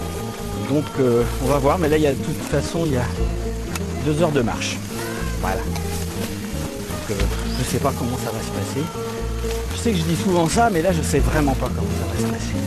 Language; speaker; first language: French; native; French